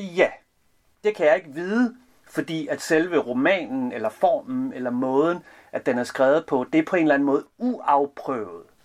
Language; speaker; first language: Danish; early bilingual, other home language; Serbian